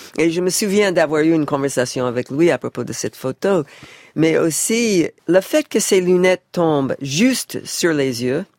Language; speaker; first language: French; non-native, fluent; English